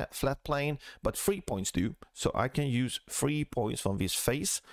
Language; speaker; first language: English; non-native, fluent; Swedish